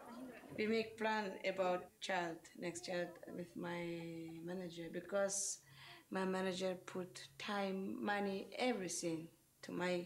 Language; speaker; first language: English; non-native, learner; Uzbek